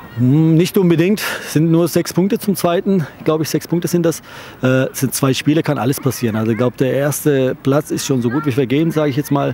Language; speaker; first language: German; early bilingual, other home language; Turkish